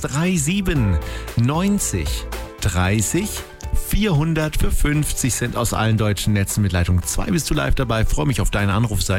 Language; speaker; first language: German; native; German